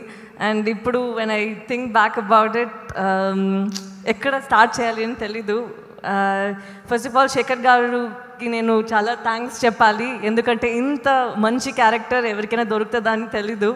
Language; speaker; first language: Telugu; non-native, local second language; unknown